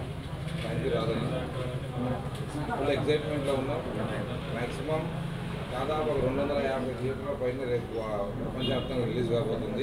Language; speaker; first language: Telugu; native; Telugu